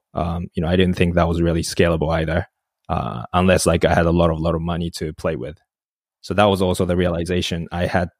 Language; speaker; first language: English; non-native, fluent; Japanese